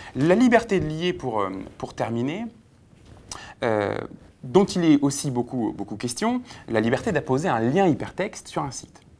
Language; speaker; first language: French; native; French